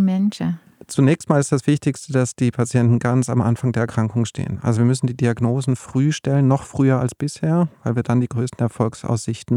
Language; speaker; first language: German; native; German